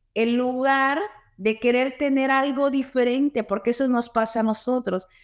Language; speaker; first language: Spanish; native; Spanish